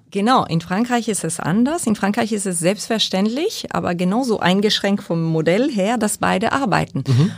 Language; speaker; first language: German; non-native, fluent; French